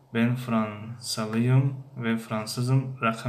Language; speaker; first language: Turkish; non-native, fluent; Tajik